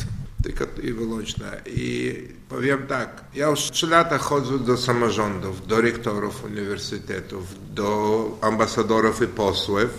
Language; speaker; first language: Polish; non-native, learner; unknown